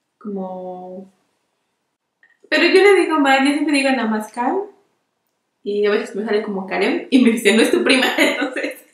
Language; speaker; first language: Spanish; native; Spanish